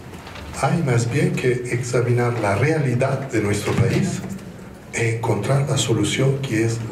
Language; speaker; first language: Spanish; non-native, fluent; Italian